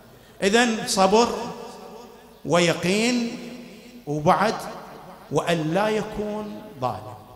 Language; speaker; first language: Arabic; native; Arabic